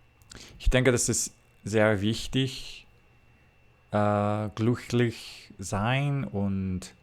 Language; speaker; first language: German; non-native, learner; English